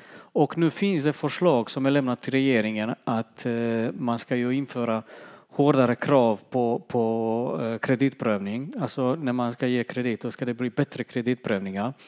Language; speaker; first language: Swedish; non-native, fluent; Bosnian